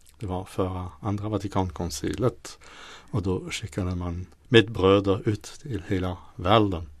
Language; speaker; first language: Swedish; non-native, fluent; French